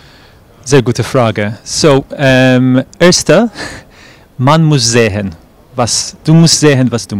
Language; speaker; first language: German; non-native, fluent; English